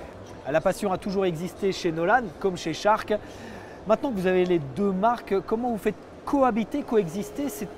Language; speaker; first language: French; native; French